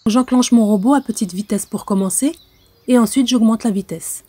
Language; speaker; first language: French; non-native, local second language; Arabic